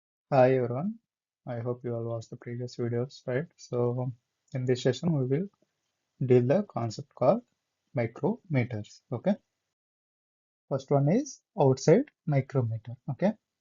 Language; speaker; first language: English; non-native, local second language; Telugu